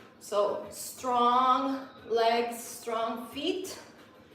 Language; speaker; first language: English; non-native, fluent; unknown